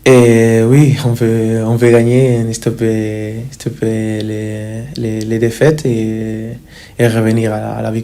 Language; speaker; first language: French; non-native, fluent; Spanish